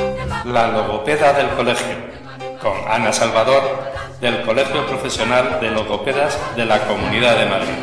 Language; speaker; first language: Spanish; native; Spanish